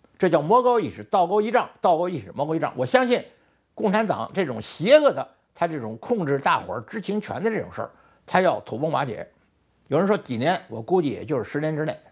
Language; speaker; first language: Chinese; native; Chinese